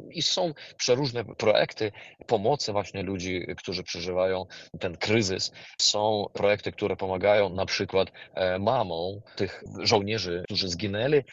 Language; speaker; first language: Polish; non-native, fluent; Ukrainian